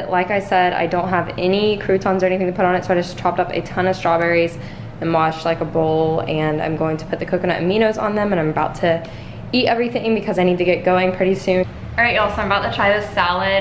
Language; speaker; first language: English; native; English